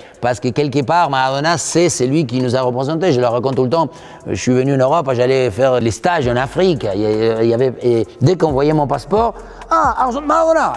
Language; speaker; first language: French; non-native, fluent; Spanish